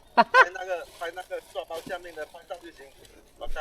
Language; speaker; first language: Chinese; native; Chinese